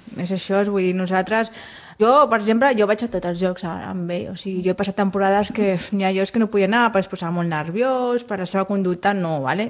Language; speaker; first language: Catalan; non-native, local second language; Spanish